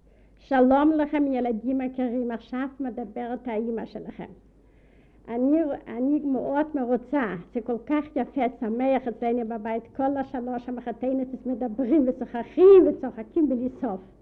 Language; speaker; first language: Hebrew; non-native, fluent; Yiddish